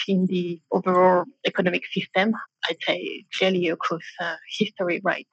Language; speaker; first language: English; non-native, fluent; French